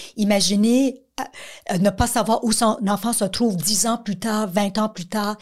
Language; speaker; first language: French; native; French